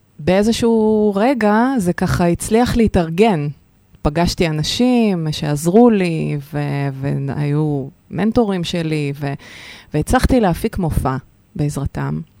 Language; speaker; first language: Hebrew; early bilingual, other home language; Russian